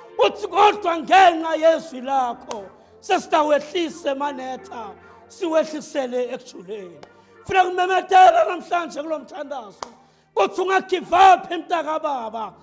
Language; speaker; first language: Zulu; non-native, local second language; Swati